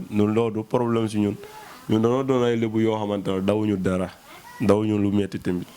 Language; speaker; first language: Wolof; native; Wolof